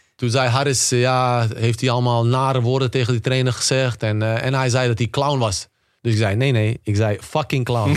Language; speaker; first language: Dutch; early bilingual, other home language; Bosnian